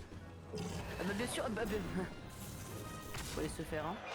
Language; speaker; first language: French; native; French